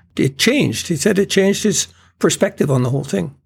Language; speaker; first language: English; native; English